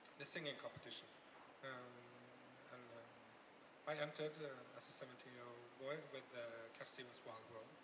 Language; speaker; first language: English; non-native, fluent; Norwegian